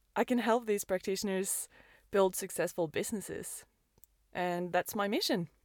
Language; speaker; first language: English; non-native, fluent; Norwegian